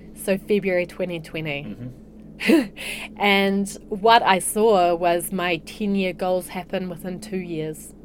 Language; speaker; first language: English; native; English